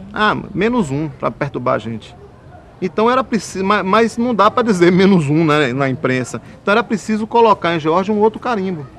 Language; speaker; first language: Portuguese; native; Portuguese